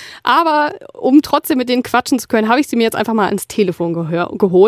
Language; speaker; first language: German; native; German